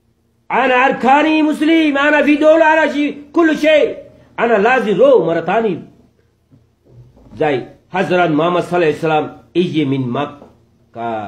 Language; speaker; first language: Arabic; non-native, learner; Rohingya